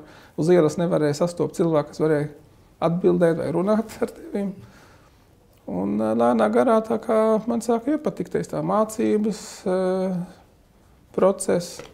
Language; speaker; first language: Latvian; non-native, fluent; Arabic